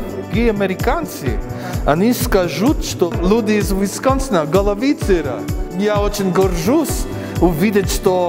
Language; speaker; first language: Russian; non-native, learner; English